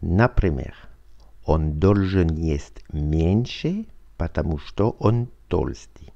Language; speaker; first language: Russian; non-native, learner; French